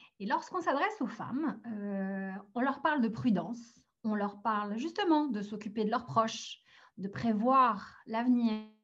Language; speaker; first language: French; early bilingual, other home language; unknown